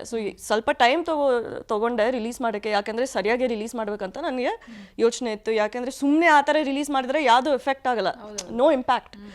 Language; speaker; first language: Kannada; early bilingual, heritage; Kannada